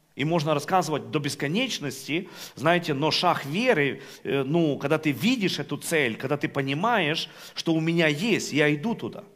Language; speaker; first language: Russian; non-native, local second language; Ukrainian